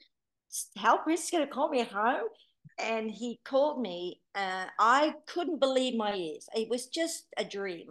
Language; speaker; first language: English; native; English